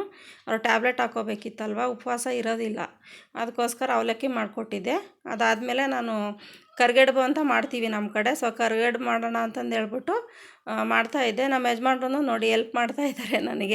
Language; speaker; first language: Kannada; native; Kannada